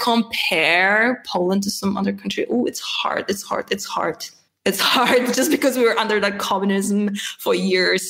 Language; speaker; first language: English; non-native, fluent; Polish